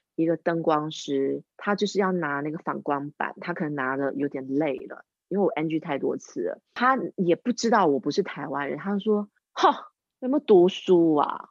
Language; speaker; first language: Chinese; non-native, local second language; English